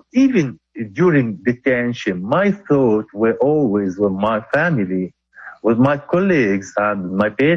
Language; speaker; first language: English; non-native, local second language; Arabic